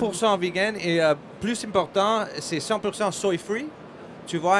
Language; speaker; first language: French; non-native, learner; English